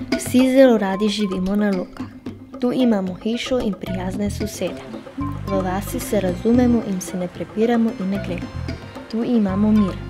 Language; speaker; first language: Slovenian; non-native, local second language; Romany